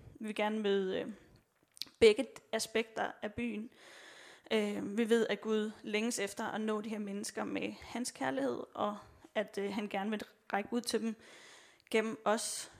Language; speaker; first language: Danish; native; Danish